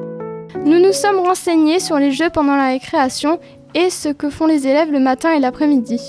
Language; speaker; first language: French; native; French